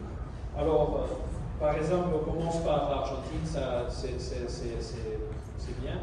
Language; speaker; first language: French; non-native, learner; Spanish